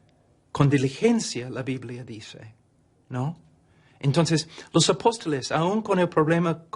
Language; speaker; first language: Spanish; non-native, fluent; English